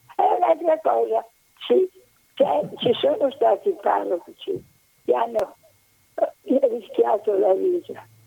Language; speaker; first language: Italian; native; Italian